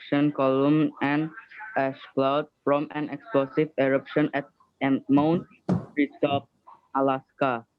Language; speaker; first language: English; non-native, learner; Indonesian